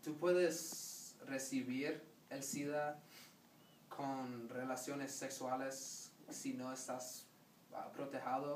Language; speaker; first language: Spanish; non-native, learner; English